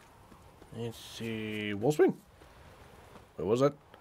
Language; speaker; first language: English; native; English